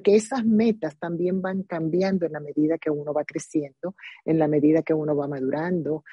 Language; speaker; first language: Spanish; native; Spanish